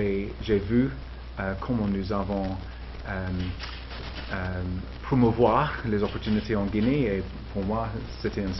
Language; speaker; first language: French; non-native, fluent; English